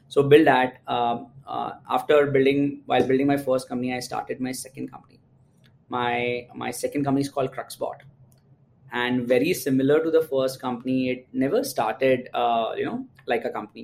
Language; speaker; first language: English; non-native, local second language; Gujarati